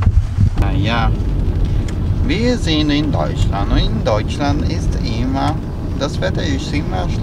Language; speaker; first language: German; non-native, learner; Italian